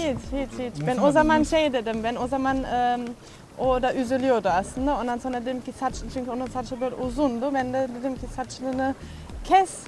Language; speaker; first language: Turkish; non-native, fluent; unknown